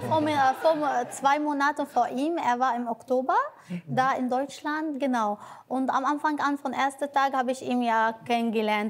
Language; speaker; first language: German; non-native, learner; Arabic